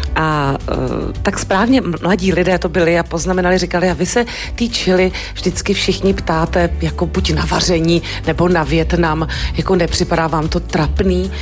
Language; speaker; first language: Czech; native; Czech